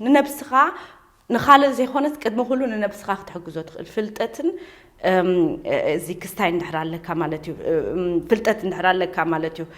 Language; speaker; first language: Tigrinya; early bilingual, heritage; Tigrinya